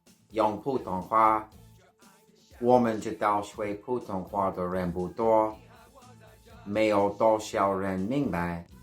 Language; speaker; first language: Chinese; non-native, learner; English